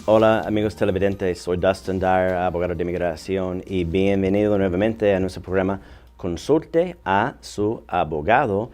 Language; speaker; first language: Spanish; non-native, fluent; English